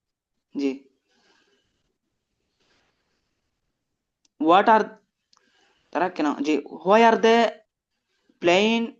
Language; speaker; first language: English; non-native, learner; Bangla